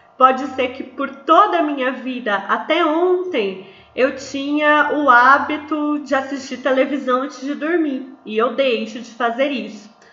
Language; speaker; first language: Portuguese; native; Portuguese